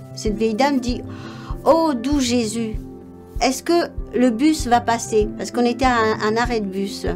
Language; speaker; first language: French; non-native, local second language; Morisyen